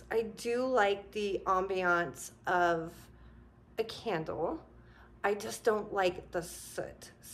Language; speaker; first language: English; native; English